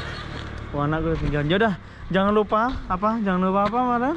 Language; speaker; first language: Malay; non-native, local second language; Javanese